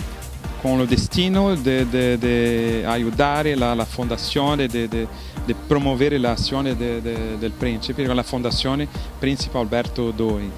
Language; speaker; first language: Italian; non-native, fluent; Portuguese